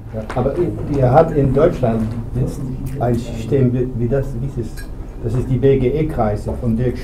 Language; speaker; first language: German; non-native, learner; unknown